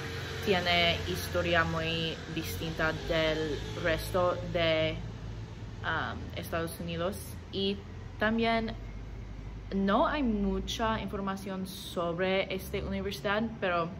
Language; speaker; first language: Spanish; non-native, learner; English